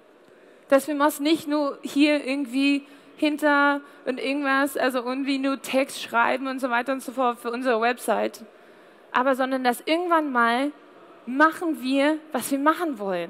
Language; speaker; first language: German; non-native, fluent; English